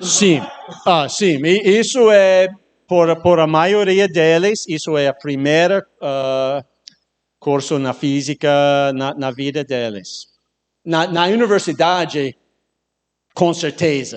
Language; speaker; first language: Portuguese; non-native, learner; English